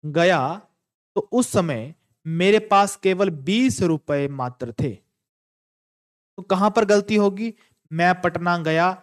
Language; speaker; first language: Hindi; native; Hindi